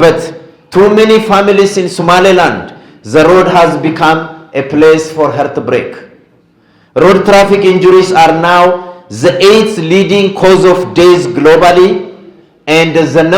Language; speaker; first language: English; non-native, fluent; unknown